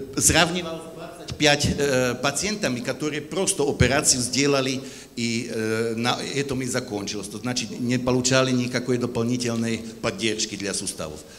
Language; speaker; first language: Russian; non-native, fluent; German